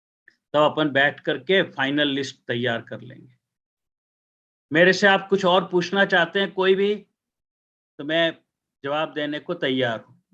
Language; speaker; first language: Hindi; native; Hindi